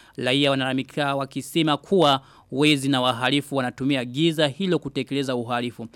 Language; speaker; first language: Swahili; non-native, local second language; Rundi